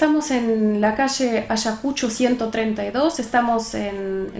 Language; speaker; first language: Spanish; non-native, fluent; Russian